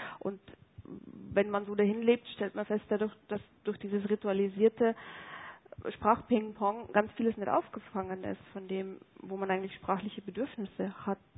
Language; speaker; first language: German; native; German